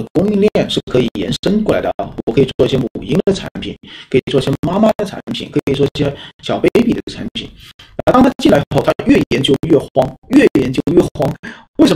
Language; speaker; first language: Chinese; native; Chinese